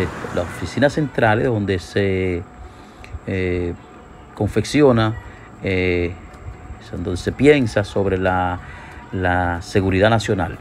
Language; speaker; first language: Spanish; native; Spanish